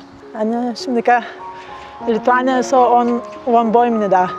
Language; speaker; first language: Korean; non-native, learner; Lithuanian